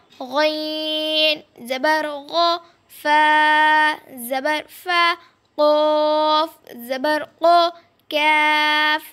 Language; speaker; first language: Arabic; non-native, learner; Urdu